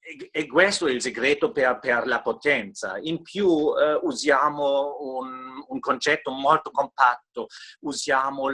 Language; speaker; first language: Italian; non-native, fluent; German